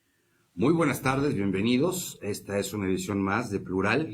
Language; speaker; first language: Spanish; native; Spanish